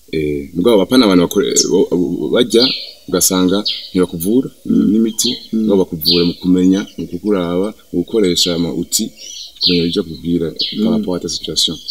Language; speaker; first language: Rundi; early bilingual, heritage; Rundi